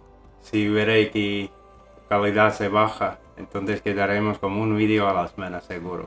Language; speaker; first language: Spanish; non-native, fluent; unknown